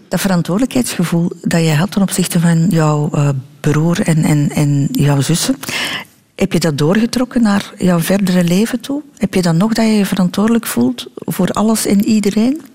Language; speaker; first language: Dutch; native; Dutch